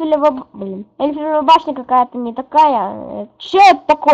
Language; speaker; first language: Russian; native; Russian